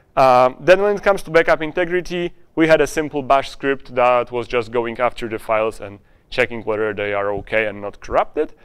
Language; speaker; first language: English; non-native, fluent; Polish